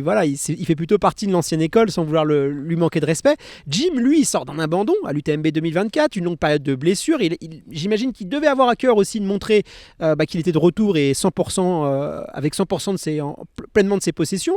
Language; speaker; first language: French; native; French